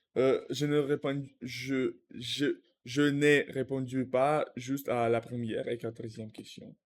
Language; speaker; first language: French; non-native, learner; Russian